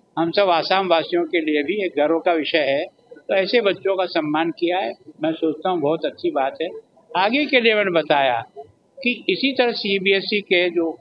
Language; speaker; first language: Hindi; native; Hindi